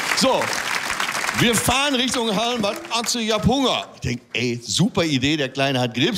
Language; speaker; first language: German; native; German